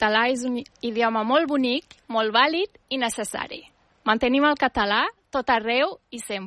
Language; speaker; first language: Catalan; non-native, fluent; Turkish